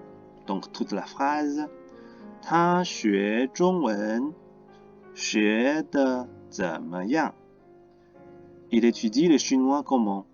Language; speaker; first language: French; non-native, fluent; Chinese